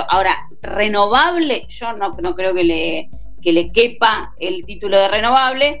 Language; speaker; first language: Spanish; native; Spanish